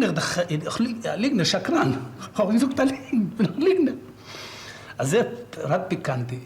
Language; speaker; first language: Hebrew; non-native, fluent; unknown